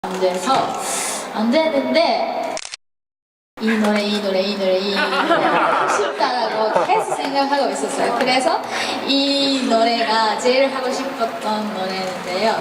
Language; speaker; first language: Korean; non-native, fluent; Japanese